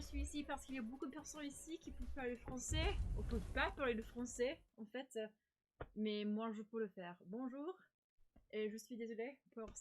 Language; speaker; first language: French; non-native, learner; English